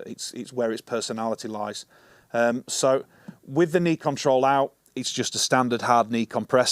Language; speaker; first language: English; native; English